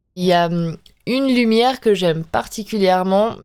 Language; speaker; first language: French; native; French